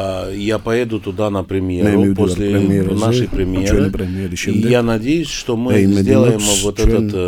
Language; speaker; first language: Russian; non-native, fluent; Romanian